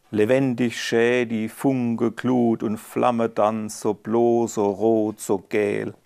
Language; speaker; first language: German; non-native, local second language; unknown